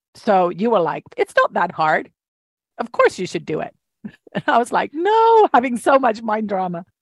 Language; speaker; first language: English; non-native, fluent; Swedish